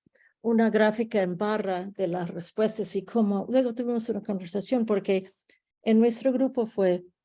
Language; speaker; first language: Spanish; early bilingual, heritage; Spanish